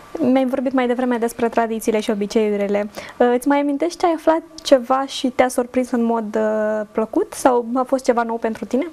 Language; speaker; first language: Romanian; native; Romanian